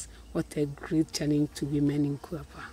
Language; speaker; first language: English; non-native, local second language; Akan